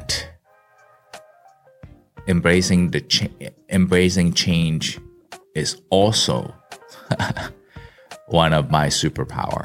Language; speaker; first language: English; non-native, local second language; Cantonese